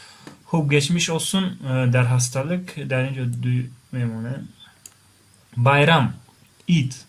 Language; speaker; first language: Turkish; non-native, fluent; Tajik